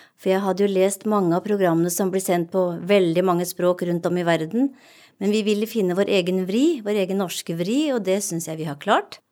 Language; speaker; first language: Norwegian; native; Norwegian